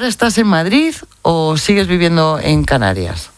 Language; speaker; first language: Spanish; native; Spanish